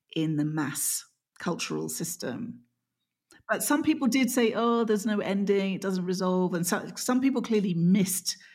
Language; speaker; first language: English; native; English